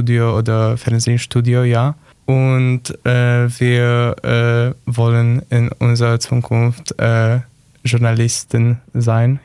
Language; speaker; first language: German; non-native, learner; Polish